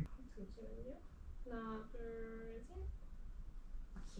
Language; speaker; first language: Korean; non-native, fluent; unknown